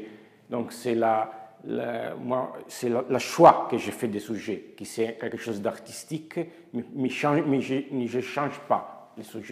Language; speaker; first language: French; non-native, fluent; Italian